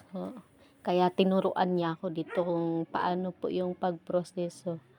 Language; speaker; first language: Filipino; non-native, local second language; Cebuano